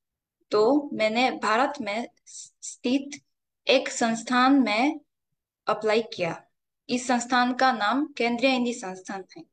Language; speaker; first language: Hindi; non-native, fluent; Korean